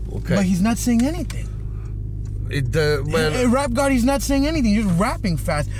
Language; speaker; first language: English; native; English